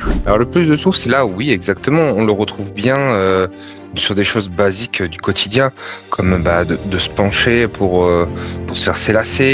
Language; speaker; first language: French; native; French